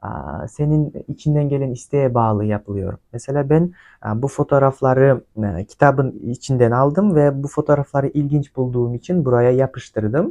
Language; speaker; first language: Turkish; non-native, fluent; Kyrgyz